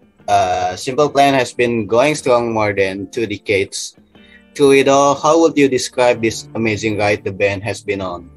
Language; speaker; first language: English; non-native, fluent; Indonesian